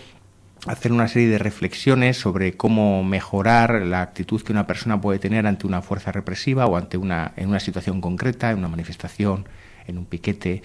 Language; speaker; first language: Spanish; native; Spanish